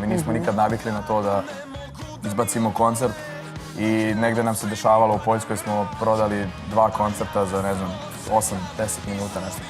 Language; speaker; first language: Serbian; early bilingual, heritage; Serbian